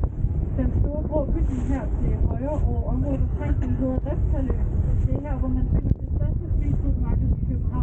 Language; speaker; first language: Danish; native; Danish